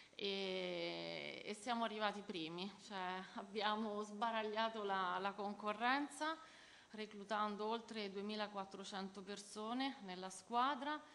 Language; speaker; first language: Italian; native; Italian